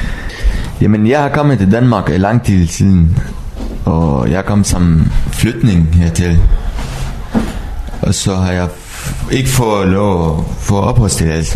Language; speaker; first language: Danish; non-native, learner; Arabic